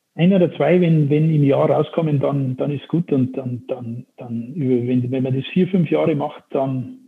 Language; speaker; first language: German; native; German